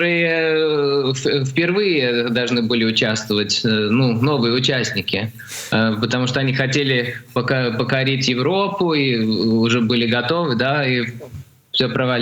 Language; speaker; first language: Russian; early bilingual, heritage; Russian